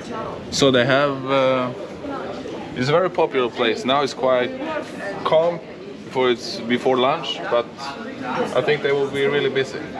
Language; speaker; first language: English; non-native, fluent; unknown